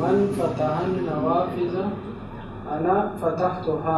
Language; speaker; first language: Arabic; non-native, learner; Urdu